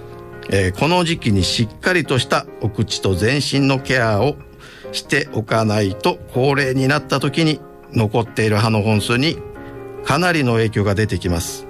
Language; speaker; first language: Japanese; native; Japanese